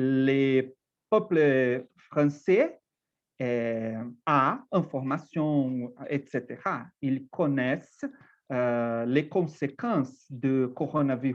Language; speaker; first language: French; non-native, fluent; Portuguese